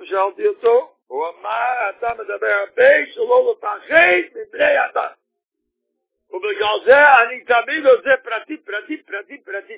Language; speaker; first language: Hebrew; non-native, fluent; Yiddish